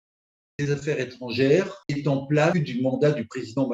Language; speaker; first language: French; native; French